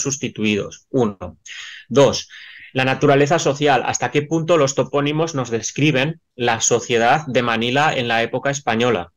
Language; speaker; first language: Spanish; native; Spanish